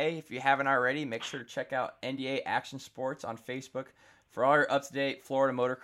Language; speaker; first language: English; native; English